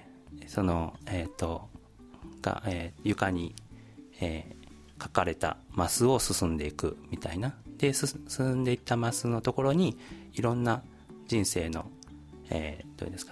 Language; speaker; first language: Japanese; native; Japanese